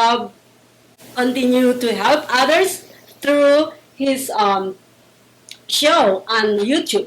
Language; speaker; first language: English; non-native, local second language; Filipino